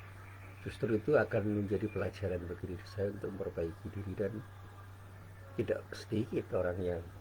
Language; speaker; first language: Indonesian; native; Indonesian